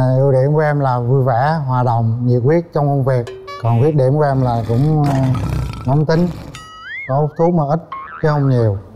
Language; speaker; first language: Vietnamese; native; Vietnamese